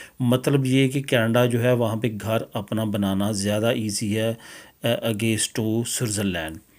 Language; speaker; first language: Urdu; non-native, local second language; Punjabi